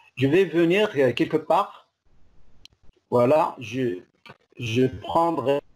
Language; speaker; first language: French; non-native, local second language; Arabic